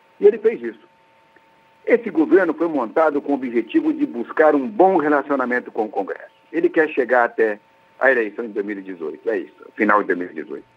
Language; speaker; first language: Portuguese; native; Portuguese